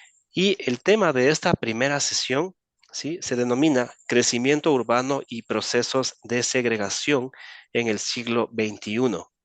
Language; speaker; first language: Spanish; native; Spanish